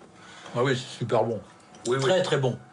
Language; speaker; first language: French; native; French